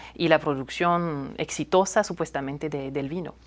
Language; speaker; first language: Spanish; non-native, fluent; French